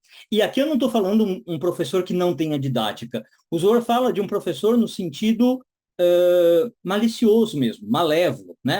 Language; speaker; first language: Portuguese; native; Portuguese